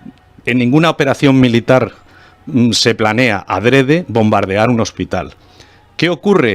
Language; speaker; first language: Spanish; native; Spanish